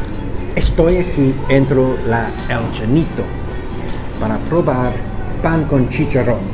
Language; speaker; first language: Spanish; non-native, learner; English